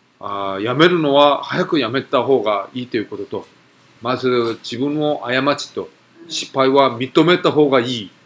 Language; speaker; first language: Japanese; non-native, fluent; Korean